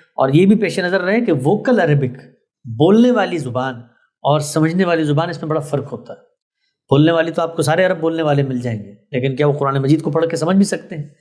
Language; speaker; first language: Urdu; native; Urdu